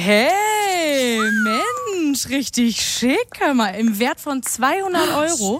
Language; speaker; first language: German; native; German